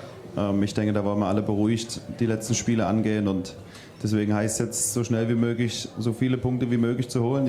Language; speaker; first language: German; native; German